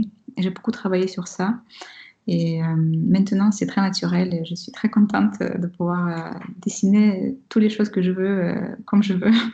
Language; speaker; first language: French; non-native, fluent; Russian